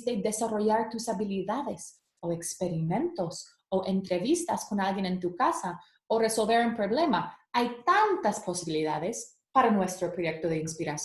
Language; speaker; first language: Spanish; early bilingual, heritage; Spanish